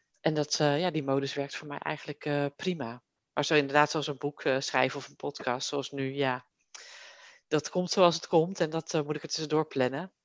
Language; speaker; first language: Dutch; native; Dutch